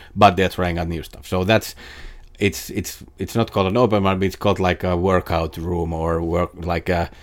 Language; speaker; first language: English; non-native, fluent; Finnish